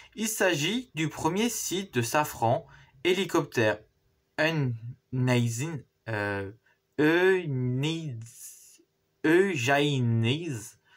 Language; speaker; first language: French; native; French